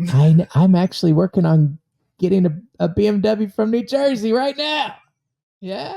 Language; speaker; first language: English; native; English